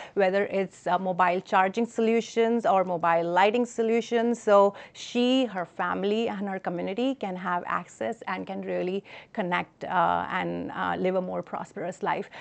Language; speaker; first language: English; non-native, local second language; Hindi